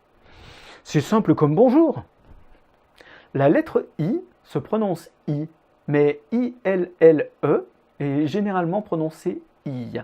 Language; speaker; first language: French; native; French